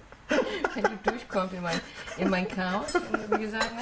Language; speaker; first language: German; non-native, fluent; Danish